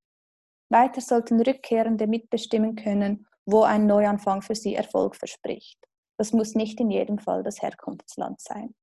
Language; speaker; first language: German; native; German